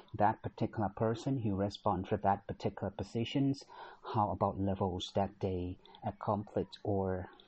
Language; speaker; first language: English; non-native, fluent; Thai